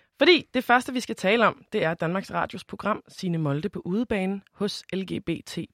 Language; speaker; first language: Danish; native; Danish